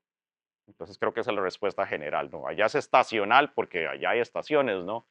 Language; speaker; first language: Spanish; native; Spanish